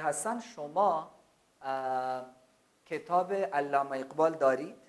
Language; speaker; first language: Persian; non-native, fluent; Urdu